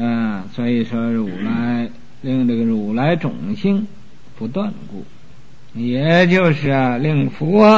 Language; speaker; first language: Chinese; native; Chinese